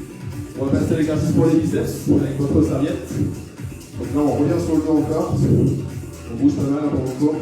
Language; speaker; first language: French; native; French